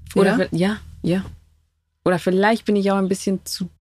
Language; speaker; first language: German; non-native, fluent; Spanish